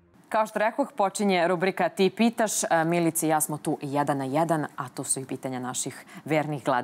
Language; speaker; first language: Serbian; native; Serbian